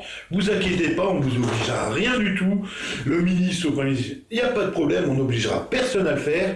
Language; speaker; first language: French; native; French